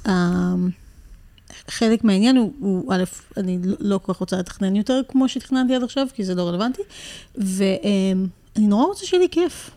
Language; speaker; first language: Hebrew; native; Hebrew